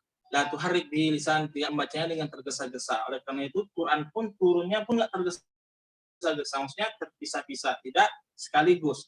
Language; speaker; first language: Indonesian; native; Indonesian